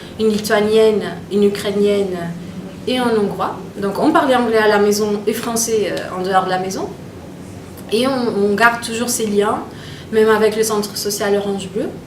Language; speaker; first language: French; non-native, fluent; Portuguese